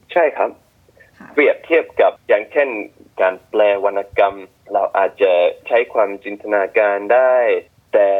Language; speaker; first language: Thai; non-native, fluent; English